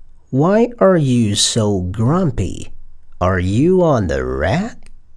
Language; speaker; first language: English; non-native, fluent; Chinese